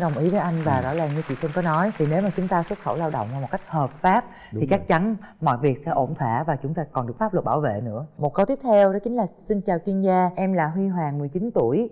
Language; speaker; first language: Vietnamese; native; Vietnamese